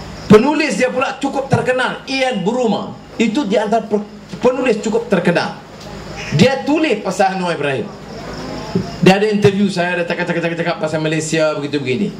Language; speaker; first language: Malay; native; Malay